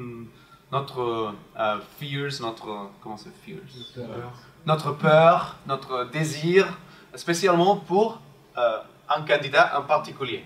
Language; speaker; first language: French; non-native, fluent; Spanish